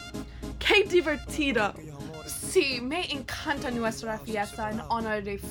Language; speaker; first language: Spanish; non-native, learner; English